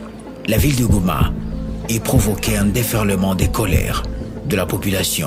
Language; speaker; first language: French; non-native, local second language; Swahili